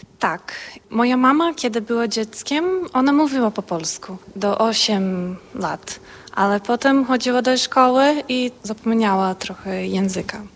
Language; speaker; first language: Polish; non-native, learner; Portuguese